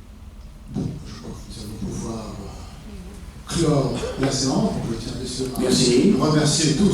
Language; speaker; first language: French; native; French